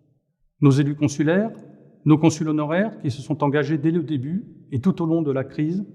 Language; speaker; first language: French; native; French